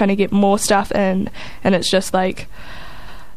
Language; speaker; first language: English; native; English